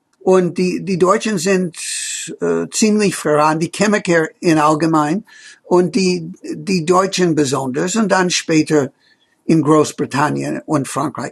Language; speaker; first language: German; non-native, fluent; English